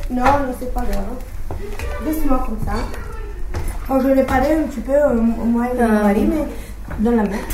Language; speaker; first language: French; non-native, learner; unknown